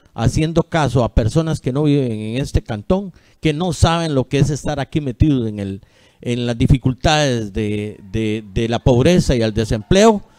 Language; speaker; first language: Spanish; native; Spanish